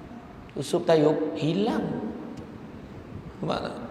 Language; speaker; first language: Malay; native; Malay